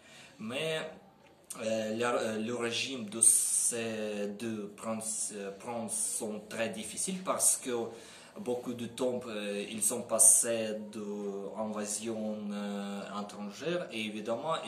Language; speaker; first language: French; non-native, learner; Ukrainian